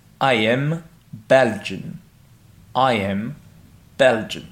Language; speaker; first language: English; non-native, fluent; French